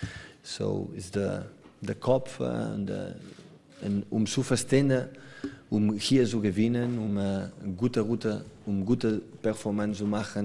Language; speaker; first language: German; non-native, learner; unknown